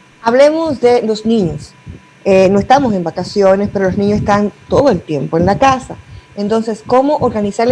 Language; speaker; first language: Spanish; native; Spanish